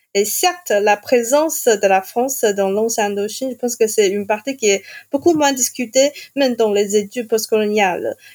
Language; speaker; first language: French; non-native, fluent; Chinese